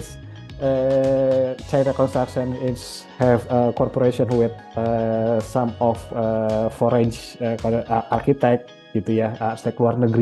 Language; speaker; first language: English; non-native, learner; Indonesian